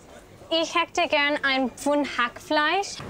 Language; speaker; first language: German; non-native, learner; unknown